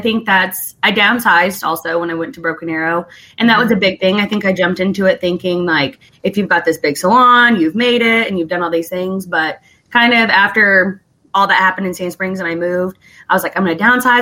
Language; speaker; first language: English; native; English